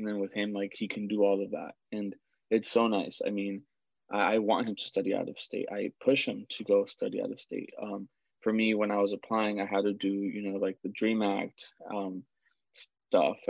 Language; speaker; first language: English; early bilingual, other home language; Spanish